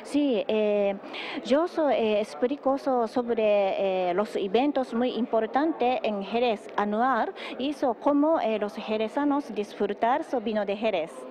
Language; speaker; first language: Spanish; non-native, learner; Japanese